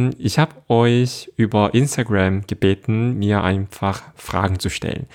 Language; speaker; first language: German; non-native, fluent; Korean